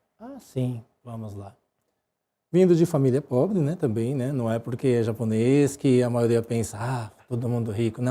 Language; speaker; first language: Portuguese; early bilingual, other home language; Japanese